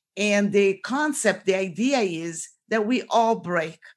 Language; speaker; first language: English; non-native, fluent; Portuguese